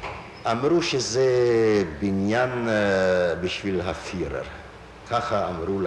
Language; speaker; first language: Hebrew; non-native, fluent; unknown